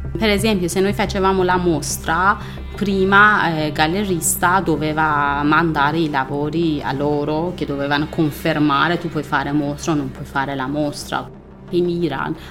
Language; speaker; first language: Italian; non-native, fluent; Persian